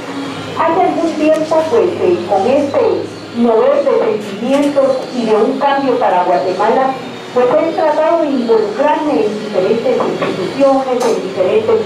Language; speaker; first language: Spanish; native; Spanish